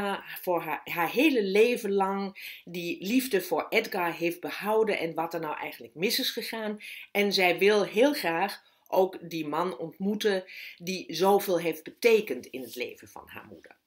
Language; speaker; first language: Dutch; non-native, fluent; German